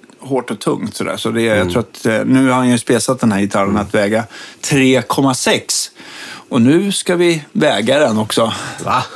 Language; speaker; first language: Swedish; native; Swedish